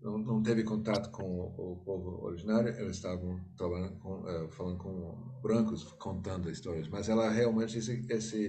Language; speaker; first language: Portuguese; non-native, fluent; English